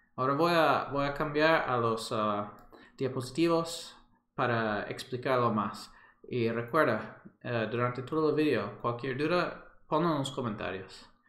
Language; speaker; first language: Spanish; non-native, fluent; English